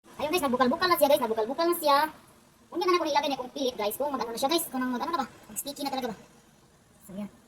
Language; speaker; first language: Filipino; non-native, local second language; Cebuano